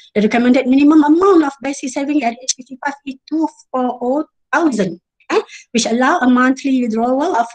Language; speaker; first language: English; non-native, local second language; Malay